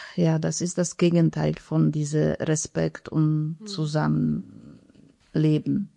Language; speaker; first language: German; non-native, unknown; Polish